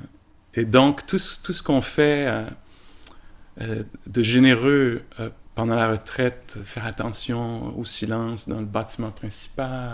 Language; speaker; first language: French; native; French